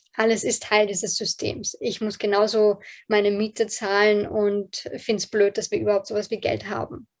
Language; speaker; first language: German; early bilingual, other home language; Polish